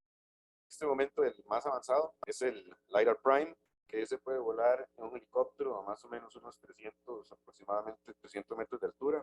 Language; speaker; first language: Spanish; native; Spanish